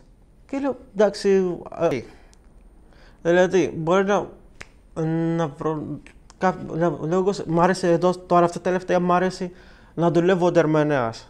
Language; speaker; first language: Greek; non-native, learner; Arabic